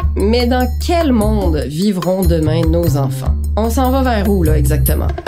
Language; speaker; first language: French; native; French